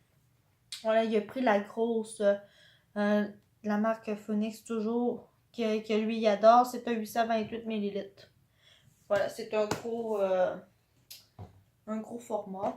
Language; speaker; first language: French; native; French